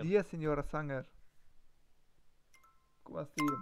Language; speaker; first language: Spanish; non-native, learner; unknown